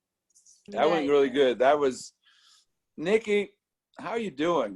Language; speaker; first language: English; native; English